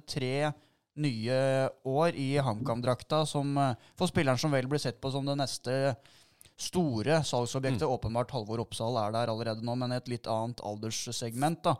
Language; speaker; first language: Norwegian; native; Norwegian